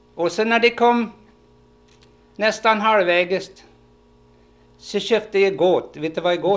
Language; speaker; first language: Swedish; early bilingual, heritage; Swedish